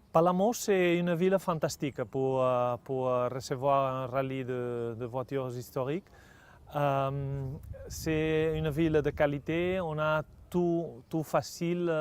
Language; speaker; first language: French; non-native, fluent; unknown